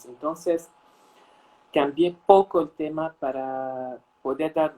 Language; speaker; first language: Spanish; non-native, fluent; Arabic